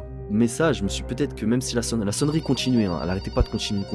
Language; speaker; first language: French; native; French